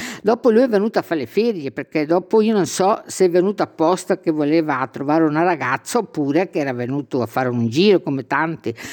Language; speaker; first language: Italian; native; Italian